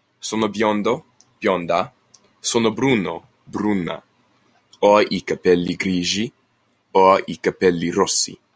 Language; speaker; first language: Italian; non-native, learner; English